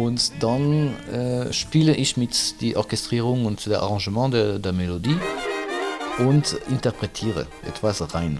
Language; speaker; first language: German; non-native, fluent; French